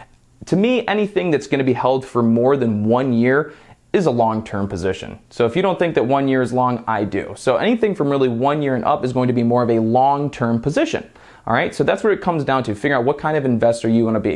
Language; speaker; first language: English; native; English